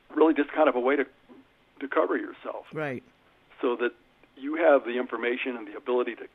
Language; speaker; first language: English; native; English